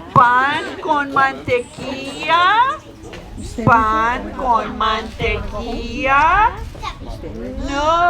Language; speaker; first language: Spanish; early bilingual, heritage; Spanish